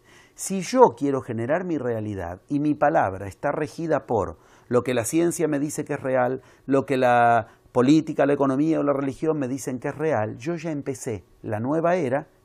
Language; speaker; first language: Spanish; native; Spanish